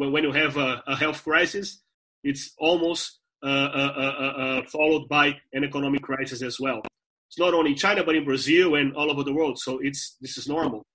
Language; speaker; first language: English; non-native, fluent; Portuguese